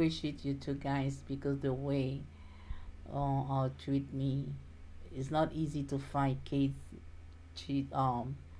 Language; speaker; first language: English; non-native, learner; Haitian Creole